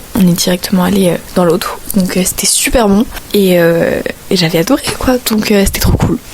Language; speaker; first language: French; native; French